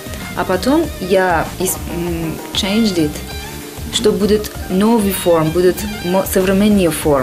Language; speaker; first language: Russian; non-native, learner; Persian